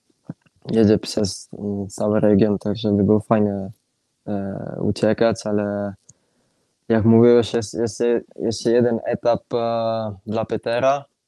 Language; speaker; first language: Polish; non-native, fluent; Italian